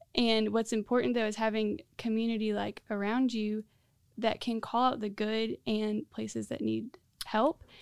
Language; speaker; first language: English; native; English